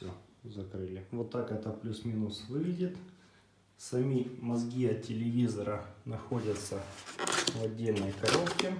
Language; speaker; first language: Russian; native; Russian